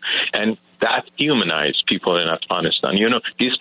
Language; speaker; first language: English; non-native, fluent; Persian